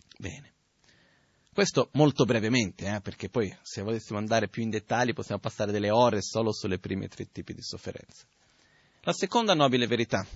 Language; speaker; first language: Italian; non-native, fluent; Portuguese